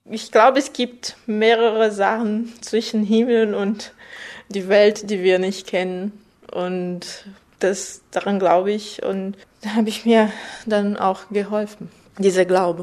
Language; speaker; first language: German; non-native, fluent; Portuguese